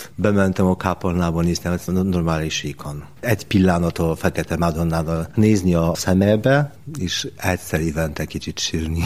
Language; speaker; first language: Hungarian; non-native, learner; Polish